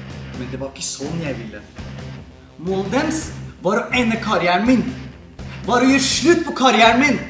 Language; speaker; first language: Norwegian; non-native, fluent; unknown